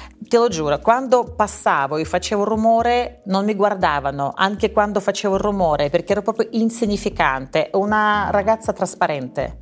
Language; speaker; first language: Italian; non-native, fluent; Russian